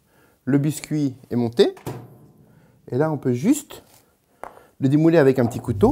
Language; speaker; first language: French; native; French